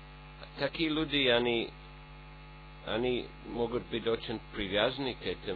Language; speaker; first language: Russian; non-native, fluent; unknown